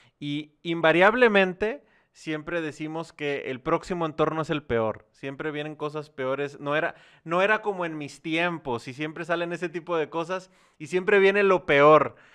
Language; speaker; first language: Spanish; native; Spanish